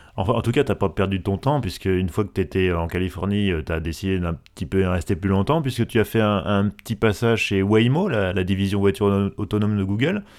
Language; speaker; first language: French; native; French